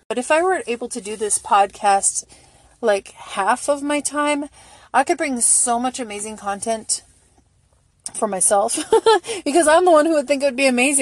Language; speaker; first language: English; native; English